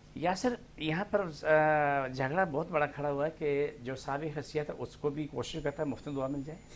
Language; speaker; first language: Urdu; non-native, local second language; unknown